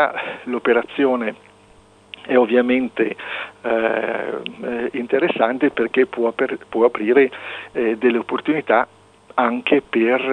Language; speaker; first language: Italian; native; Italian